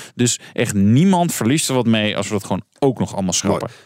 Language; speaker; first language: Dutch; native; Dutch